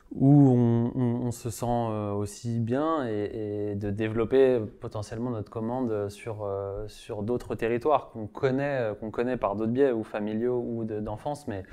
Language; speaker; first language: French; native; French